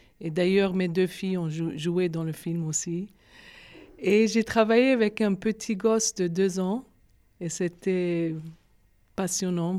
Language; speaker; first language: French; non-native, fluent; Arabic